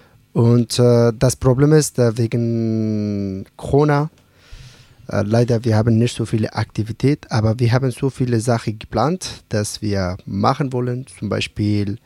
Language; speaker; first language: German; non-native, learner; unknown